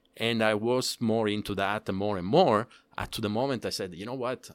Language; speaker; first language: English; non-native, fluent; Italian